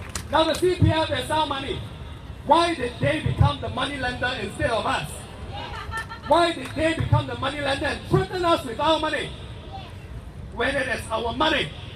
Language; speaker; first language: English; native; English